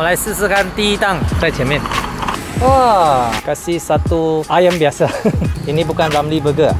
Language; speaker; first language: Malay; non-native, local second language; Chinese